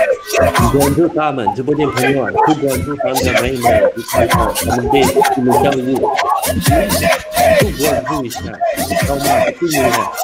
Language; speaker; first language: Chinese; non-native, learner; Russian